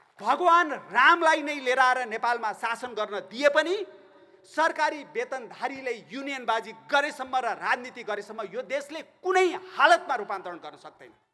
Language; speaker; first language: Nepali; native; Nepali